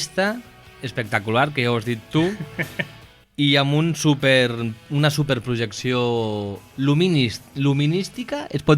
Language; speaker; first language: Catalan; native; Catalan